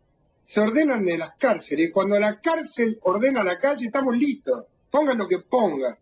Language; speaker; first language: Spanish; native; Spanish